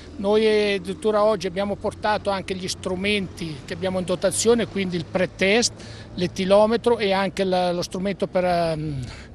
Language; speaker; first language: Italian; native; Italian